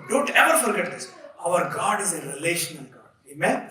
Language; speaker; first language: English; non-native, local second language; Telugu